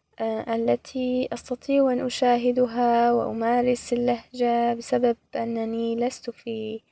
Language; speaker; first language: Arabic; non-native, fluent; Persian